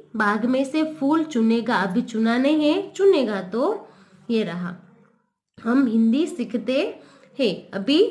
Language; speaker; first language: Hindi; non-native, local second language; Gujarati